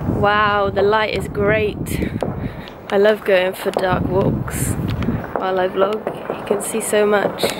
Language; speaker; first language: English; native; English